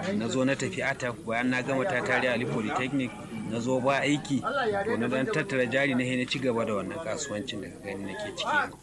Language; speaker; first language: Hausa; native; Hausa